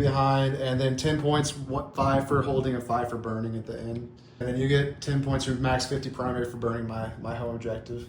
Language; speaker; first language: English; native; English